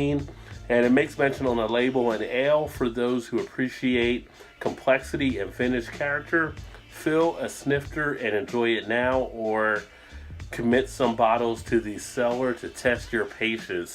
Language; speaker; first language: English; native; English